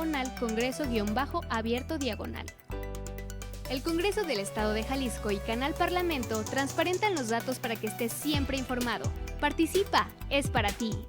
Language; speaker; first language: Spanish; native; Spanish